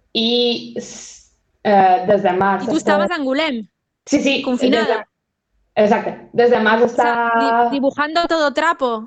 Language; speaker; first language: Catalan; non-native, local second language; Spanish